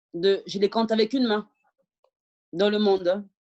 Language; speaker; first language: French; early bilingual, other home language; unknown